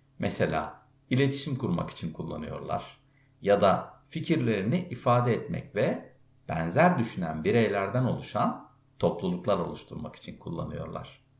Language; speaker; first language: Turkish; native; Turkish